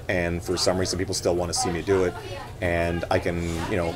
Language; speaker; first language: English; native; English